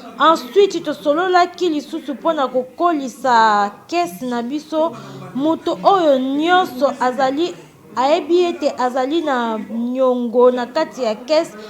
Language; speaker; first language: Lingala; native; Lingala